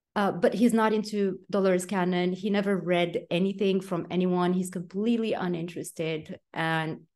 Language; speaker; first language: English; non-native, fluent; Romanian